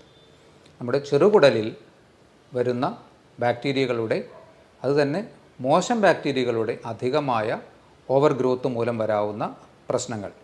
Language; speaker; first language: Malayalam; native; Malayalam